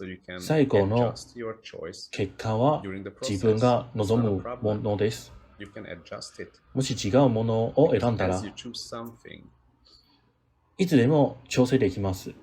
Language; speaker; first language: Japanese; non-native, learner; English